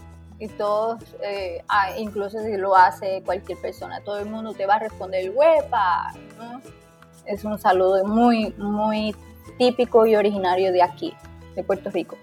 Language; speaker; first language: Spanish; native; Spanish